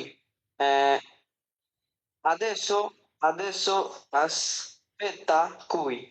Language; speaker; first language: Italian; non-native, learner; Bangla